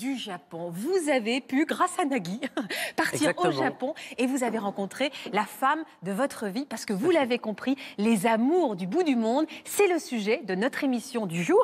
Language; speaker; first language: French; native; French